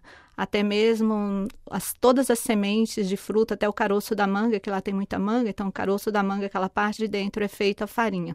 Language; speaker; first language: Portuguese; native; Portuguese